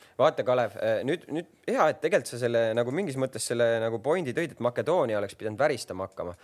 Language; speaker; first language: Estonian; native; Estonian